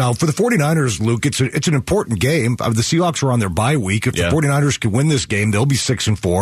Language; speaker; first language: English; native; English